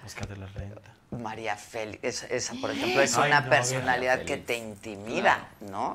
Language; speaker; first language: Spanish; native; Spanish